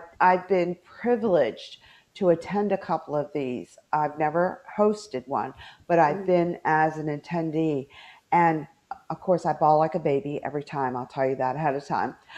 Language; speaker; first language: English; native; English